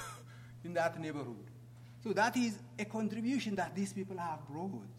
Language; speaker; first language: English; non-native, fluent; Amharic